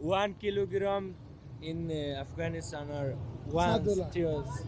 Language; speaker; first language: English; non-native, learner; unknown